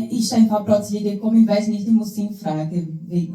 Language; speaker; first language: German; non-native, learner; Portuguese